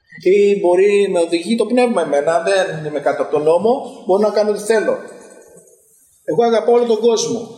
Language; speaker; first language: Greek; native; Greek